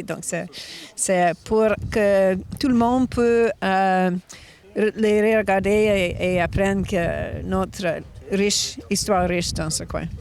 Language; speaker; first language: French; non-native, local second language; English